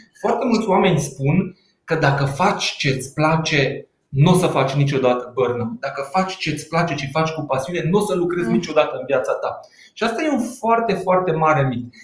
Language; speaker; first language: Romanian; non-native, local second language; Hungarian